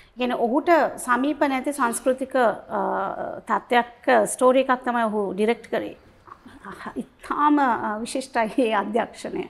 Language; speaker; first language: Sinhala; native; Sinhala